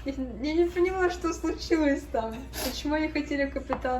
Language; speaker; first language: Russian; early bilingual, heritage; English